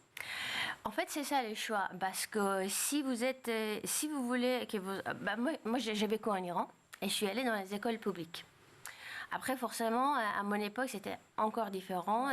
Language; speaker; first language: French; non-native, fluent; Persian